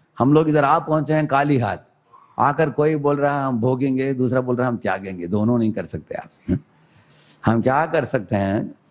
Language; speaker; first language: Hindi; non-native, local second language; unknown